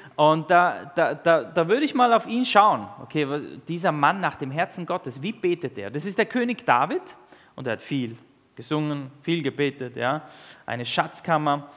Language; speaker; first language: German; early bilingual, other home language; Italian